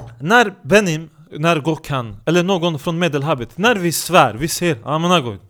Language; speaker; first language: Swedish; early bilingual, other home language; Turkish